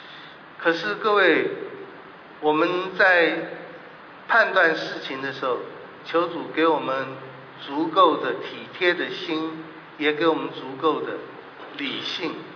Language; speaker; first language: Chinese; native; Chinese